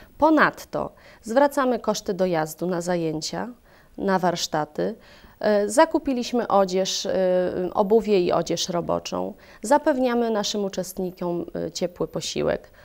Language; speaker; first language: Polish; native; Polish